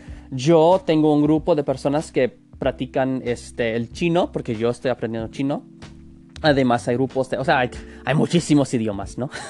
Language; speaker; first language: Spanish; non-native, fluent; English